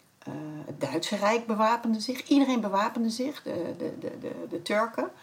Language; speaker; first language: Dutch; native; Dutch